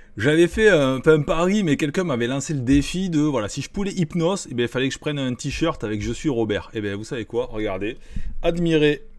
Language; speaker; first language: French; native; French